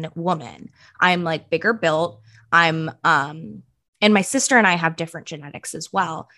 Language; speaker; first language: English; early bilingual, other home language; Punjabi